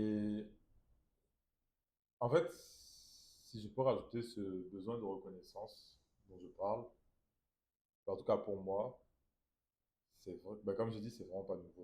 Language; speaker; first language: French; native; French